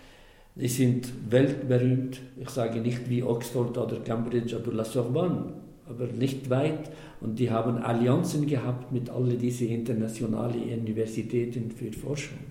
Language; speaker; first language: German; non-native, fluent; Arabic